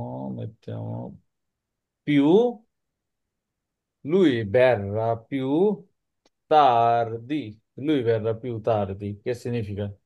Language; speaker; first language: Italian; non-native, learner; Bangla